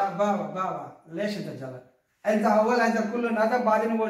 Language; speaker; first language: Arabic; non-native, learner; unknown